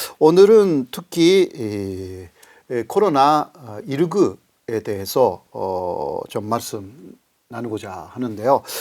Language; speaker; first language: Korean; non-native, fluent; Japanese